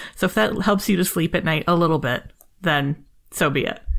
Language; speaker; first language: English; native; English